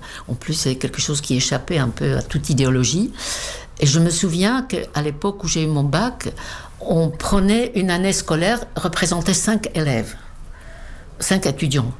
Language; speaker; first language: French; non-native, fluent; Czech